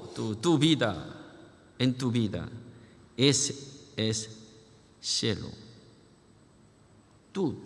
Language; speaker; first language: Spanish; non-native, learner; Korean